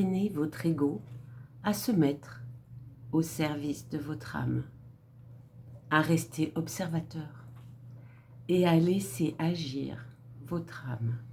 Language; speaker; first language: French; native; French